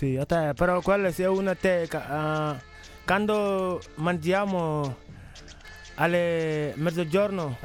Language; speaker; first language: Italian; non-native, learner; Wolof